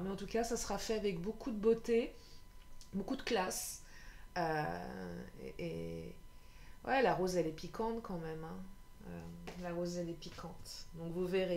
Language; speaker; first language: French; native; French